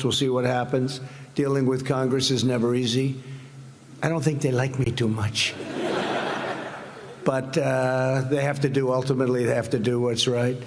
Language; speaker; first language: English; native; English